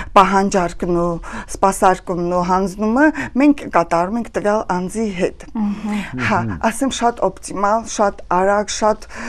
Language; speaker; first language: Armenian; native; Armenian